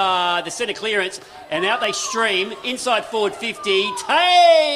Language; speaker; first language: English; native; English